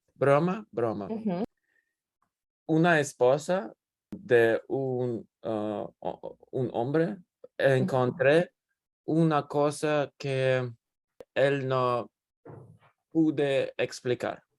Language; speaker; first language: Spanish; non-native, learner; English